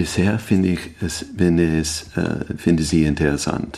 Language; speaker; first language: German; non-native, learner; English